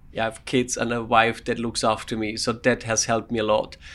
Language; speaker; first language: English; non-native, fluent; German